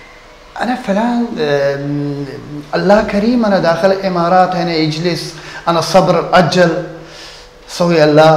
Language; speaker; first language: Arabic; non-native, learner; Persian